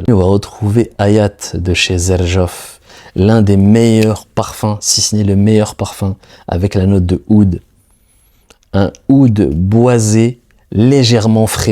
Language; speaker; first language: French; native; French